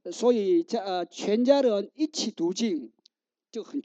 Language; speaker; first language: Chinese; non-native, learner; Korean